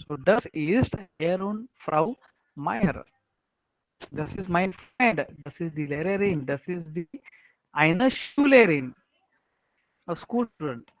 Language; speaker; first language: German; non-native, fluent; Marathi